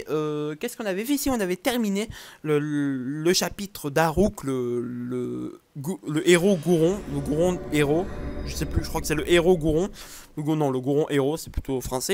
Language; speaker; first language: French; native; French